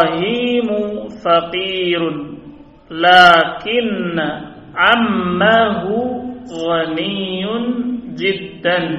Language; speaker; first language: Arabic; non-native, fluent; Indonesian